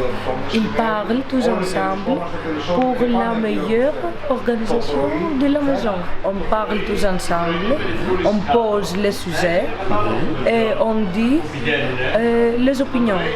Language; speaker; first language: French; non-native, learner; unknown